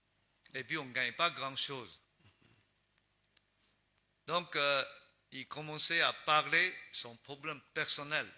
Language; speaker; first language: French; non-native, learner; Chinese